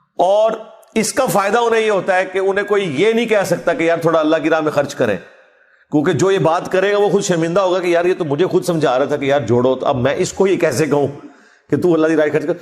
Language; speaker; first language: Urdu; non-native, local second language; Punjabi